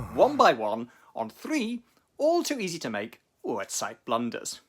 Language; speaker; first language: English; native; English